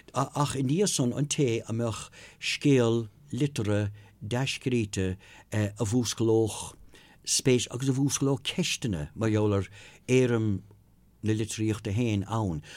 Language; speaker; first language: Irish; non-native, local second language; English